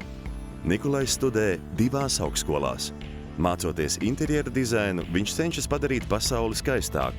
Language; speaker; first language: Latvian; native; Latvian